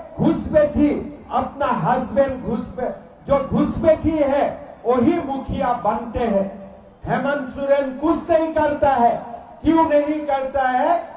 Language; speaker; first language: Hindi; non-native, local second language; Assamese